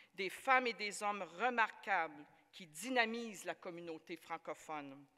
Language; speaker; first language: French; native; French